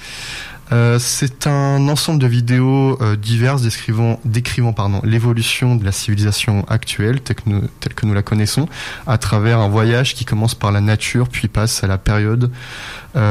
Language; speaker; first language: French; native; French